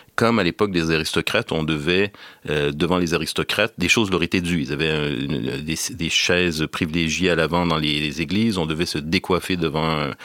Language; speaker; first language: French; native; French